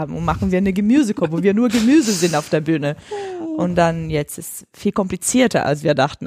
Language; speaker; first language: German; non-native, fluent; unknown